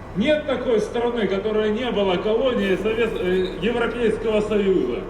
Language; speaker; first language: Russian; native; Russian